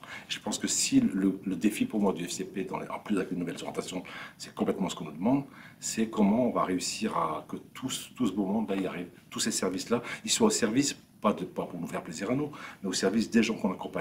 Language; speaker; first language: French; native; French